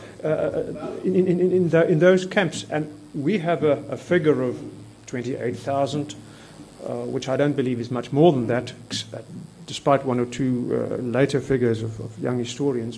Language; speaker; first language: English; non-native, local second language; Afrikaans